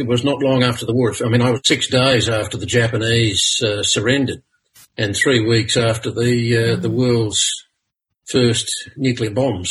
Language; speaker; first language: English; native; English